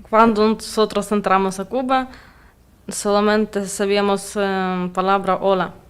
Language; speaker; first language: Spanish; non-native, learner; Russian